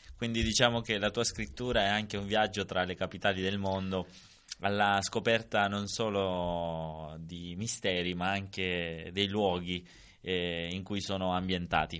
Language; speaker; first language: Italian; native; Italian